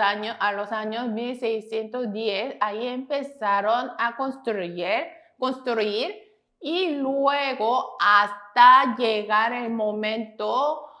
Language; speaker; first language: Spanish; non-native, fluent; Korean